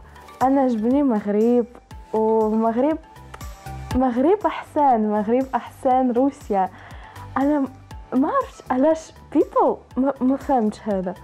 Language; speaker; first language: Arabic; non-native, learner; Russian